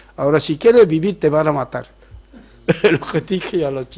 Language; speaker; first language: Spanish; non-native, fluent; Korean